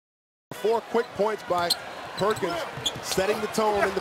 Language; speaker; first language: English; native; English